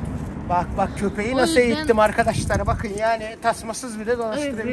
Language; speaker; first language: Turkish; native; Turkish